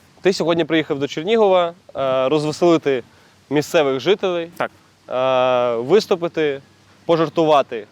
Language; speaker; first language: Ukrainian; native; Ukrainian